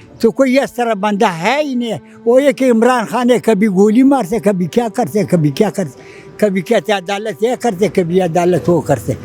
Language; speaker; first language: Urdu; non-native, local second language; Pashto